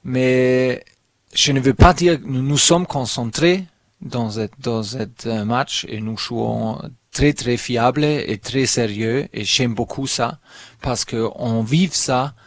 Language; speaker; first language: French; non-native, learner; German